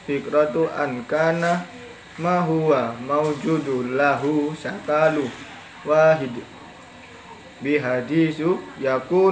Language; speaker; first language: Arabic; non-native, learner; Indonesian